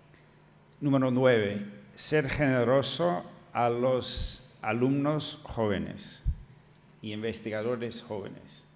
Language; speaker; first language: Spanish; non-native, fluent; English